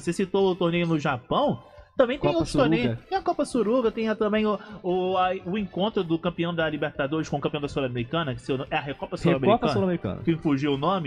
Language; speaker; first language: Portuguese; native; Portuguese